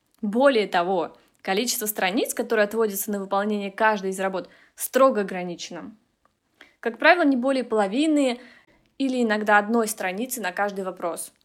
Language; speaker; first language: Russian; native; Russian